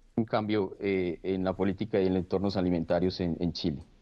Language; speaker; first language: Spanish; native; Spanish